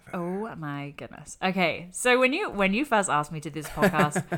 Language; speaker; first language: English; native; English